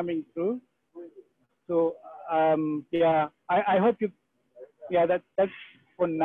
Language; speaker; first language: English; non-native, local second language; Sinhala